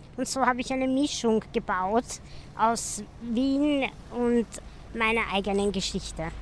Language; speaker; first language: German; native; German